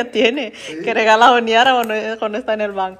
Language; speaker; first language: Spanish; non-native, learner; Indonesian